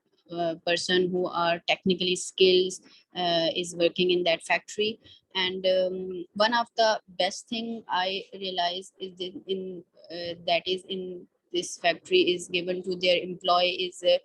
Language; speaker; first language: English; non-native, learner; Urdu